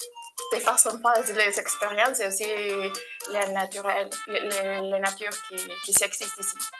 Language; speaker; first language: French; non-native, learner; Spanish